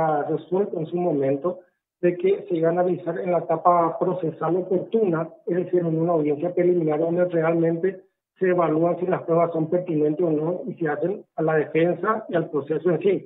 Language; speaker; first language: Spanish; native; Spanish